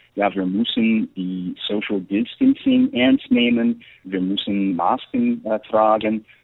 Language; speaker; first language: German; non-native, fluent; English